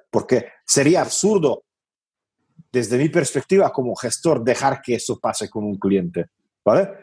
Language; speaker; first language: Spanish; non-native, fluent; Hungarian